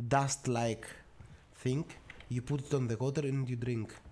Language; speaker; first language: English; non-native, learner; Greek